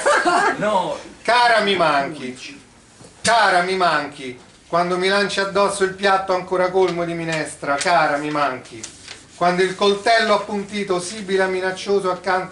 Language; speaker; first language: Italian; native; Italian